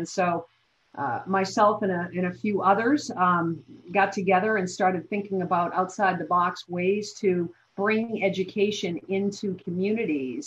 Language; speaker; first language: English; native; English